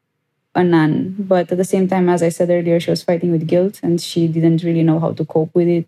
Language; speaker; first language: English; non-native, fluent; Romanian